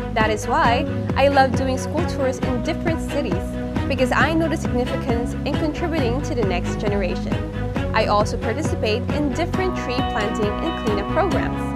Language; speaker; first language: English; non-native, local second language; Filipino